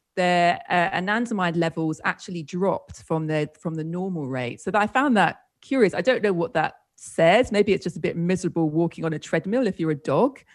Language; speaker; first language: English; native; English